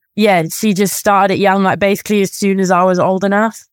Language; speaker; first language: English; native; English